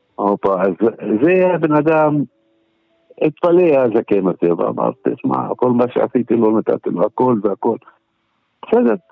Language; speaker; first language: Hebrew; non-native, local second language; Arabic